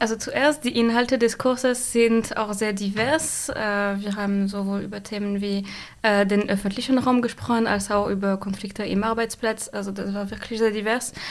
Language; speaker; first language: German; non-native, fluent; French